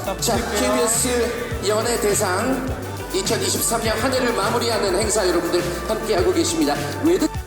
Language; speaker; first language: Korean; native; Korean